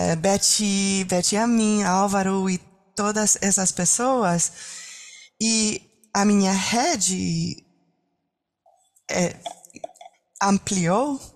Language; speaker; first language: Portuguese; non-native, learner; French